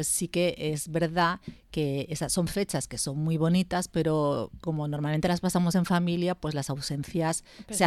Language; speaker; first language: Spanish; native; Spanish